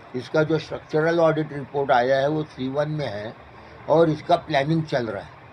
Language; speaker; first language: Hindi; non-native, local second language; Marathi